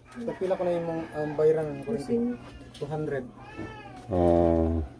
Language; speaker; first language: Filipino; non-native, learner; Korean